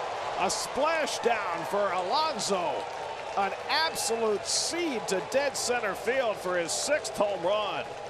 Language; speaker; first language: English; native; English